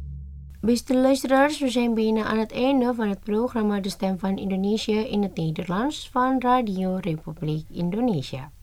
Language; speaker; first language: Dutch; non-native, fluent; Indonesian